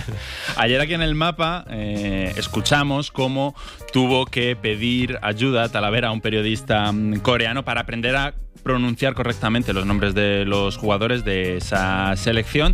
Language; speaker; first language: Spanish; native; Spanish